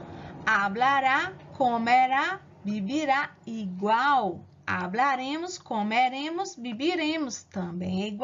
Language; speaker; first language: Spanish; non-native, fluent; Portuguese